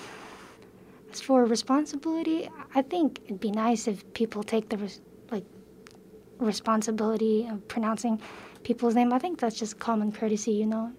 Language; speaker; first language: English; early bilingual, other home language; Filipino